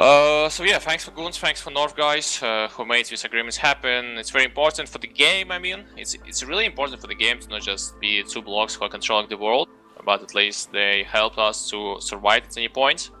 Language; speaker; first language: English; non-native, fluent; Russian